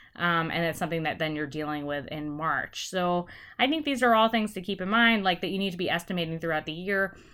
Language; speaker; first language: English; native; English